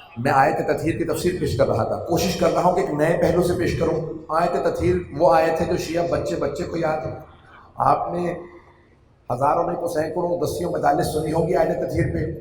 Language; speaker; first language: Urdu; native; Urdu